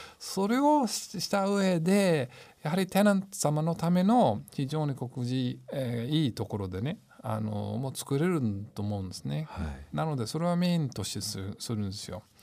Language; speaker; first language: Japanese; non-native, fluent; English